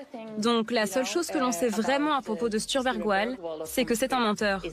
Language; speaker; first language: French; native; French